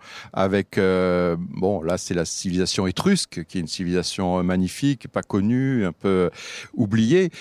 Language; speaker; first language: French; native; French